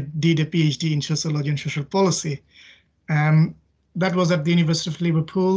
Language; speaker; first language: English; non-native, local second language; Bangla